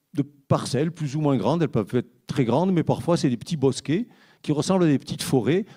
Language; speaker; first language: French; native; French